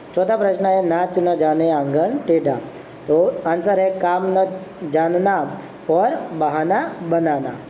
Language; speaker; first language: Hindi; non-native, local second language; Gujarati